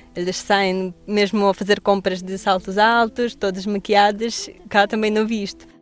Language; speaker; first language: Portuguese; non-native, fluent; Russian